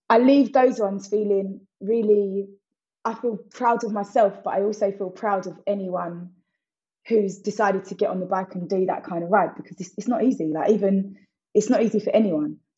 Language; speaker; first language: English; native; English